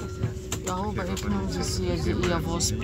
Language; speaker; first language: Danish; non-native, learner; Arabic